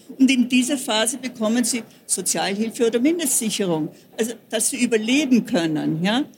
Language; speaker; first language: German; native; German